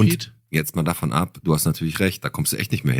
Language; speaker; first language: German; native; German